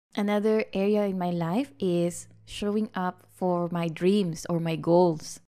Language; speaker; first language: English; non-native, local second language; Filipino